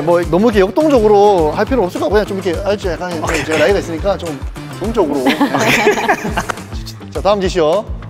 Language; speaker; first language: Korean; native; Korean